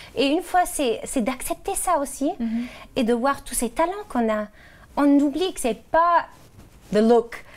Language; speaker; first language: French; non-native, fluent; German